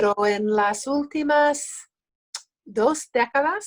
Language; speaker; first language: Spanish; early bilingual, other home language; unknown